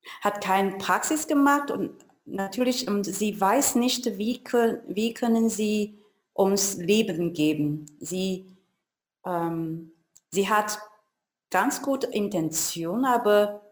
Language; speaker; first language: German; non-native, learner; Chinese